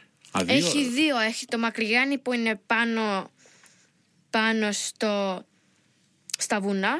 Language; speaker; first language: Greek; early bilingual, heritage; English